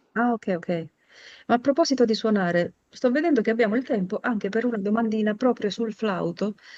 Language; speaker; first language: Italian; native; Italian